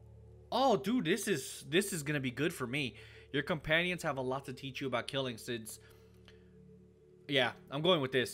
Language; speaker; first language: English; native; English